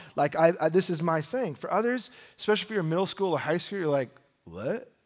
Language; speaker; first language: English; native; English